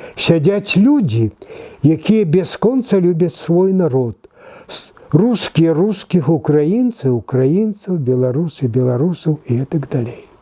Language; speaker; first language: Belarusian; native; Belarusian